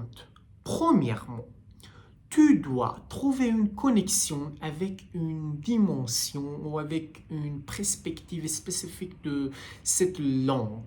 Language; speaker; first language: French; non-native, learner; Persian